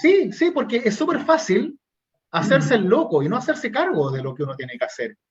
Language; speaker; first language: Spanish; native; Spanish